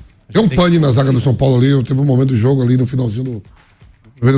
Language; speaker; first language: Portuguese; native; Portuguese